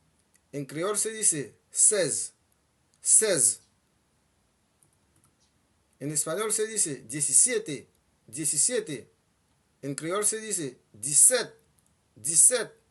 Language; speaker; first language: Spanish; non-native, fluent; Haitian Creole